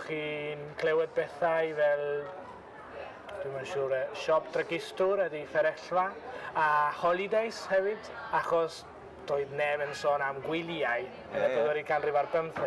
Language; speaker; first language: Welsh; non-native, fluent; Spanish